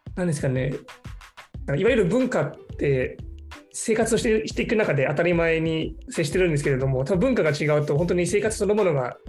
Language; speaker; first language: Japanese; non-native, fluent; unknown